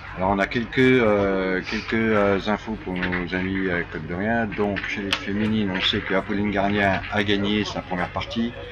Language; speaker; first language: French; native; French